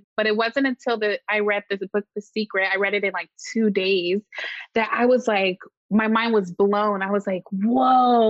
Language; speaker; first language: English; native; English